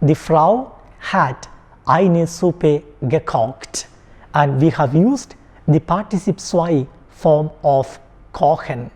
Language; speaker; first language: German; non-native, fluent; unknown